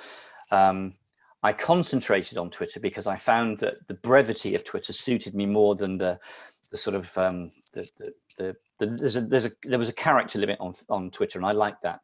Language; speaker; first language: English; native; English